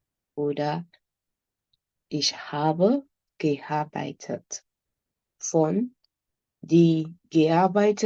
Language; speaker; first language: German; non-native, fluent; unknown